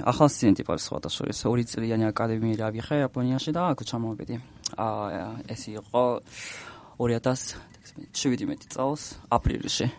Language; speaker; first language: Georgian; non-native, learner; Japanese